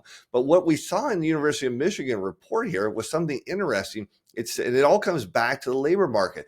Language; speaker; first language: English; native; English